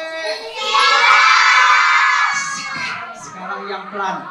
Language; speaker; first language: Indonesian; native; Indonesian